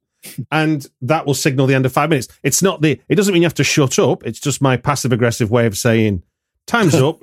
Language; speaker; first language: English; native; English